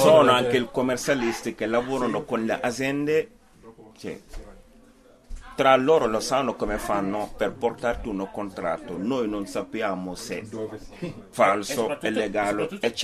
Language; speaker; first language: Italian; non-native, fluent; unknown